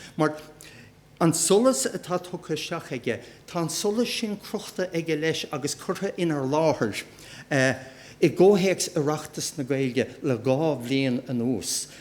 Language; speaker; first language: Irish; native; Irish